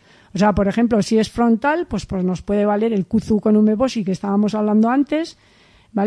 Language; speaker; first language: Spanish; native; Spanish